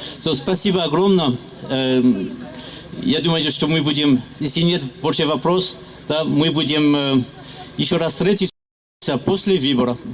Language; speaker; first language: Russian; non-native, learner; French